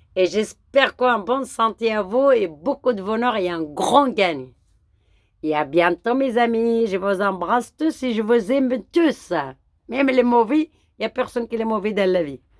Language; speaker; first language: French; non-native, local second language; Arabic